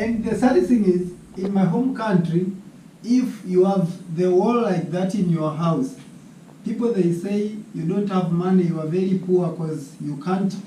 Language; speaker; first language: English; non-native, local second language; Swahili